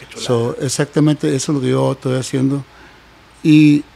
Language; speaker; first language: Spanish; native; Spanish